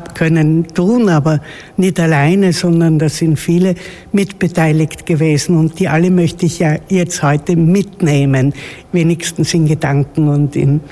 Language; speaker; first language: German; native; German